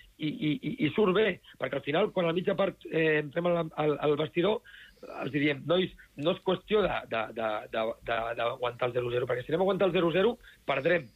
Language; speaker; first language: Catalan; native; Catalan